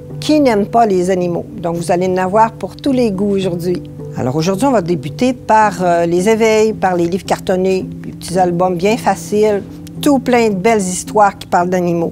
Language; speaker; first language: French; native; French